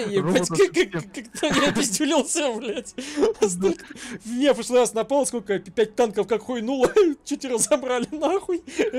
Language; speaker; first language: Russian; native; Russian